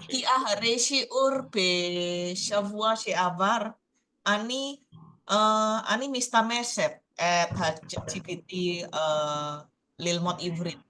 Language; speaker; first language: Hebrew; non-native, learner; Indonesian